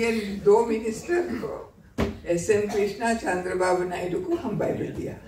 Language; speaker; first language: Hindi; non-native, local second language; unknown